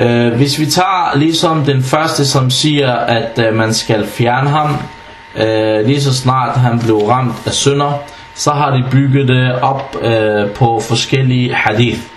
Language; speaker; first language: Danish; early bilingual, other home language; Arabic